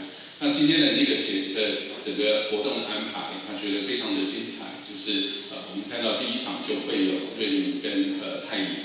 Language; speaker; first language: Chinese; native; Chinese